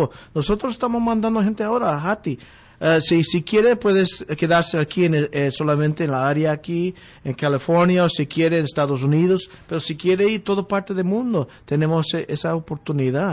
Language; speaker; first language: Spanish; early bilingual, heritage; Spanish